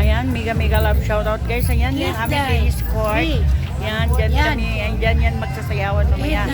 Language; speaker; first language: Filipino; non-native, local second language; Cebuano